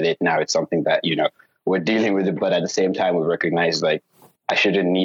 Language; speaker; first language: English; non-native, local second language; Yoruba